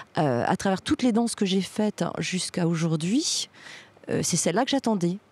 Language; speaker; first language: French; native; French